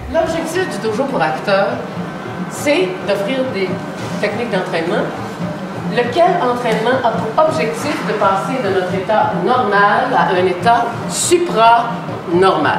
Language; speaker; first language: French; native; French